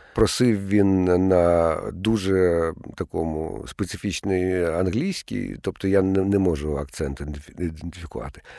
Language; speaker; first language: Ukrainian; native; Ukrainian